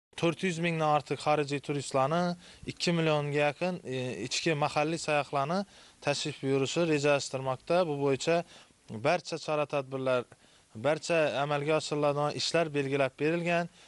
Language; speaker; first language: Uzbek; native; Uzbek